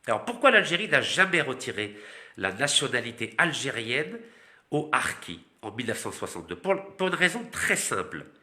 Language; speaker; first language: French; non-native, local second language; Arabic